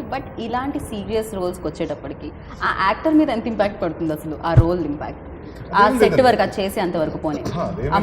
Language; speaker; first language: Telugu; native; Telugu